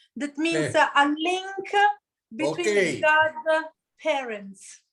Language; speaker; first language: English; non-native, learner; Italian